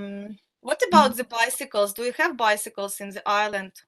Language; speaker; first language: English; non-native, fluent; Russian